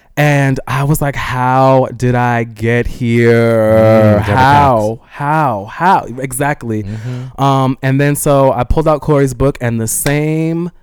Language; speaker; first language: English; native; English